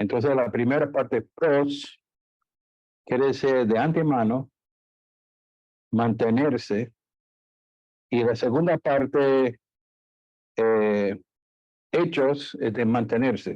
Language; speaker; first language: Spanish; non-native, fluent; English